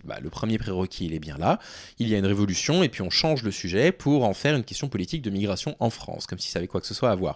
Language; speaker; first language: French; native; French